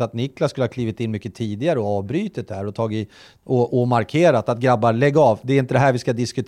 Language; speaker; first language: Swedish; native; Swedish